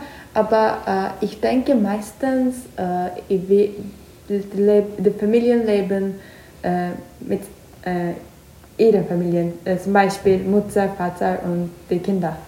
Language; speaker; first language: German; non-native, learner; Turkish